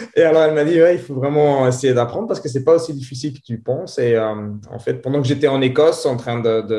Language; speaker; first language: French; native; French